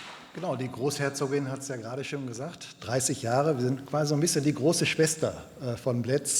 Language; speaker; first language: German; native; German